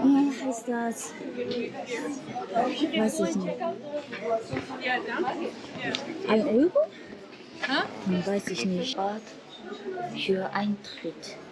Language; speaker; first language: German; non-native, learner; Japanese